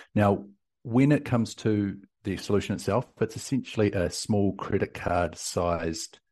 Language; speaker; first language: English; native; English